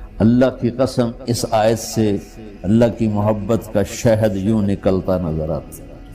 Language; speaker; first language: Urdu; non-native, local second language; Punjabi